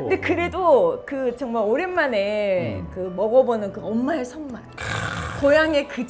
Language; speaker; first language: Korean; native; Korean